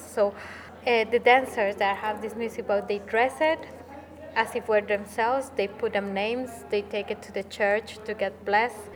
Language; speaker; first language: English; non-native, fluent; Spanish